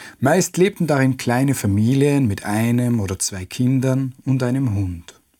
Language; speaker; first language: German; native; German